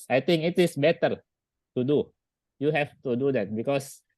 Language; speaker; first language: English; non-native, learner; Indonesian